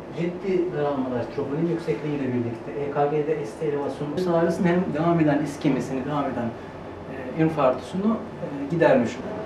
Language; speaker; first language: Turkish; non-native, fluent; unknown